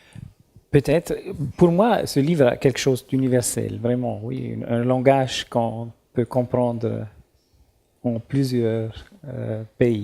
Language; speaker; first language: French; non-native, learner; German